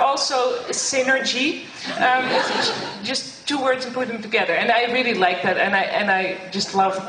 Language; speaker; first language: English; non-native, fluent; Dutch